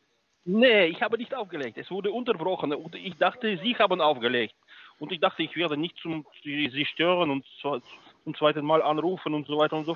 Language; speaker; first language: German; non-native, fluent; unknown